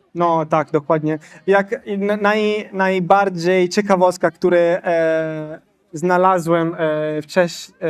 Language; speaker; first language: Polish; non-native, fluent; Italian